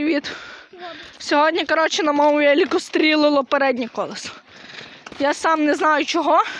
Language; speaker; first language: Ukrainian; native; Ukrainian